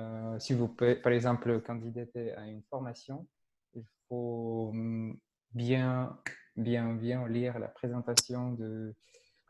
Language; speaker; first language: French; non-native, fluent; Russian